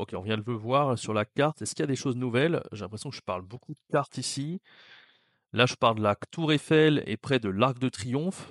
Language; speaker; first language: French; native; French